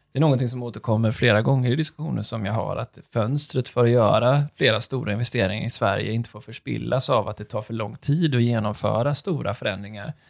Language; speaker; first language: Swedish; native; Swedish